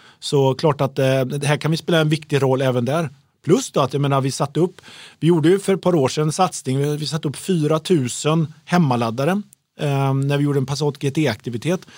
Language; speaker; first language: Swedish; native; Swedish